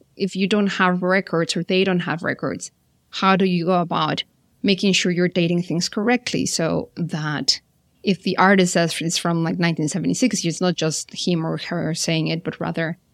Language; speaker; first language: English; non-native, fluent; Spanish